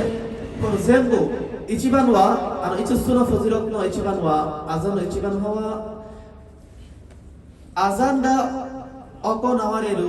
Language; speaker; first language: Japanese; non-native, learner; Bangla